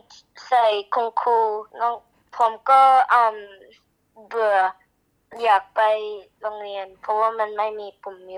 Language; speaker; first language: Thai; early bilingual, heritage; Thai